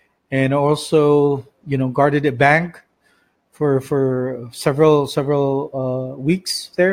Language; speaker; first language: English; non-native, local second language; Cebuano